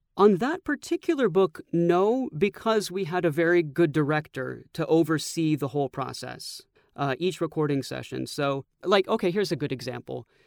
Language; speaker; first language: English; native; English